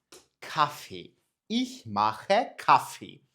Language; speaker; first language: German; non-native, fluent; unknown